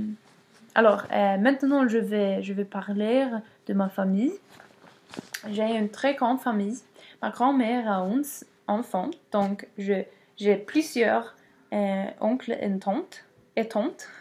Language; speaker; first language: French; non-native, learner; Swedish